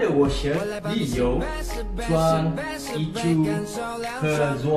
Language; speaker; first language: Chinese; non-native, learner; Malay